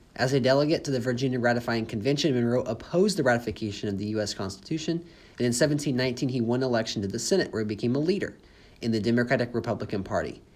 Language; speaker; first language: English; native; English